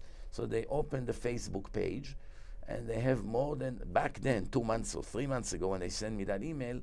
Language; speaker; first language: English; non-native, fluent; Hebrew